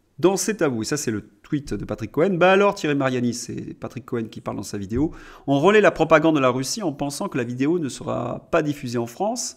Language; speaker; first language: French; native; French